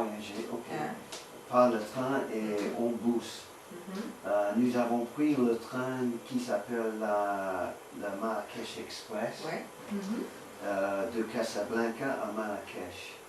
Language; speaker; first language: French; non-native, learner; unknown